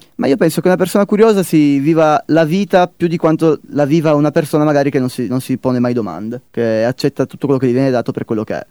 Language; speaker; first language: Italian; native; Italian